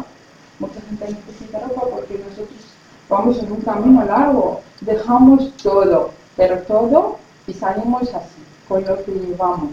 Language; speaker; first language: Spanish; non-native, fluent; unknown